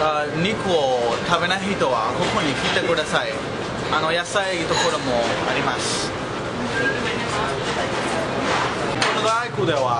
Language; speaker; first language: Japanese; non-native, learner; English